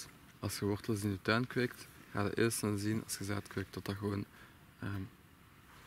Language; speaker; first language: Dutch; native; Dutch